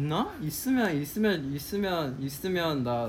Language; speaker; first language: Korean; non-native, fluent; Chinese